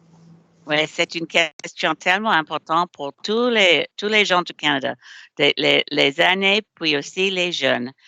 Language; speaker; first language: French; non-native, learner; English